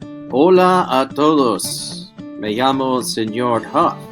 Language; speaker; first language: Spanish; non-native, fluent; English